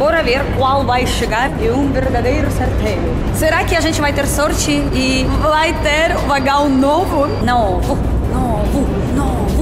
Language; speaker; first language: Portuguese; non-native, learner; Russian